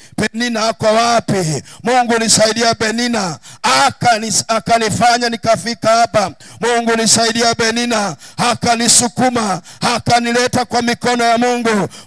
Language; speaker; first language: Swahili; non-native, local second language; Luyia